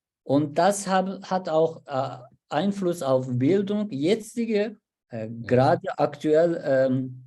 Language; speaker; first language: German; non-native, learner; Turkish